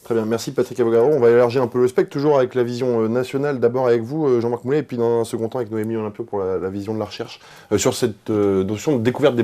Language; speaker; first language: French; native; French